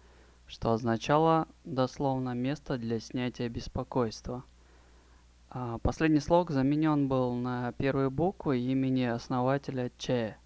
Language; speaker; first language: Russian; native; Russian